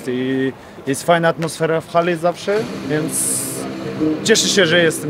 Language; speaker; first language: Polish; non-native, fluent; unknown